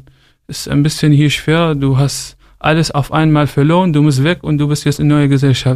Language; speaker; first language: German; non-native, fluent; Arabic